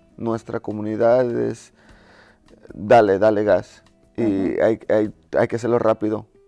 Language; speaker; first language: Spanish; early bilingual, heritage; Spanish